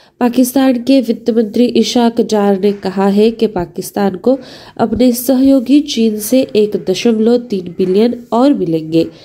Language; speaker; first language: Hindi; non-native, local second language; Marathi